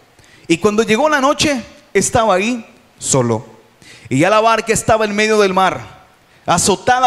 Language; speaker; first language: Spanish; native; Spanish